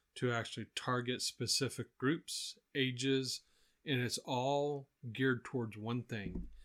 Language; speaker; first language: English; native; English